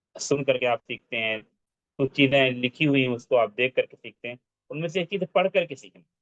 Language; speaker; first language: Urdu; native; Urdu